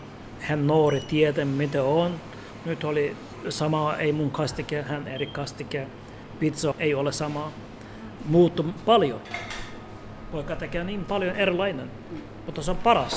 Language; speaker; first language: Finnish; non-native, learner; Turkish